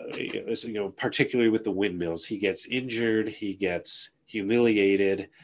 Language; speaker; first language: English; native; English